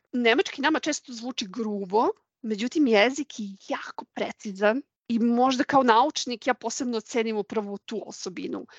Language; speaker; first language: Serbian; native; Serbian